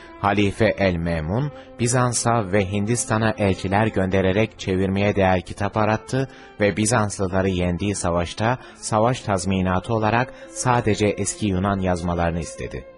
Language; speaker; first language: Turkish; native; Turkish